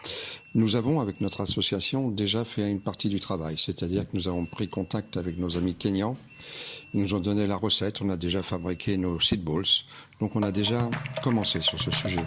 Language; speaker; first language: French; native; French